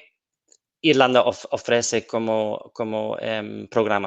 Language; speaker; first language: Spanish; non-native, fluent; English